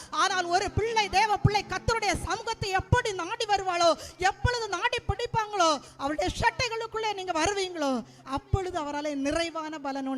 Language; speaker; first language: Tamil; native; Tamil